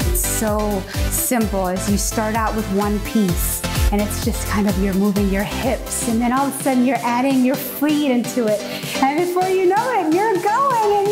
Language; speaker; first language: English; native; English